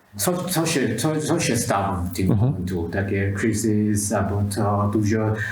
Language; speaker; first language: Polish; non-native, learner; Chinese